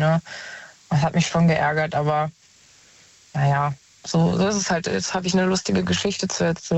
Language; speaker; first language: German; native; German